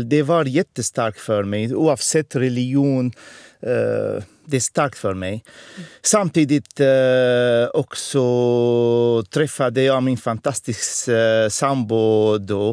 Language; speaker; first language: Swedish; non-native, fluent; Arabic